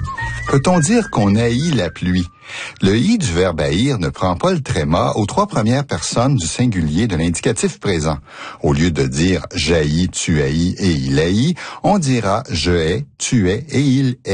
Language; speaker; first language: French; native; French